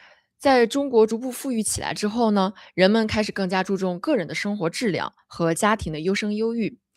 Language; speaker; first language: Chinese; native; Chinese